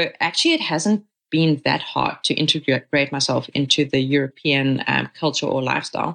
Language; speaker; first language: English; native; English